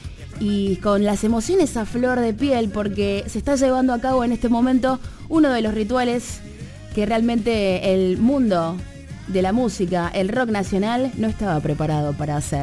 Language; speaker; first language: Spanish; native; Spanish